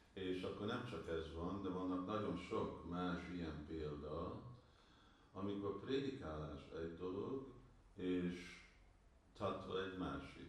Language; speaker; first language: Hungarian; early bilingual, heritage; Hungarian